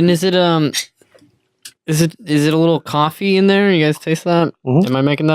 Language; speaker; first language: English; native; English